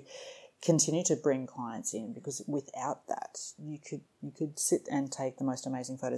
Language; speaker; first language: English; native; English